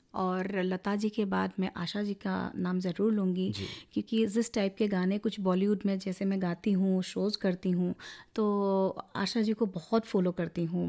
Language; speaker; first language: Hindi; non-native, local second language; Assamese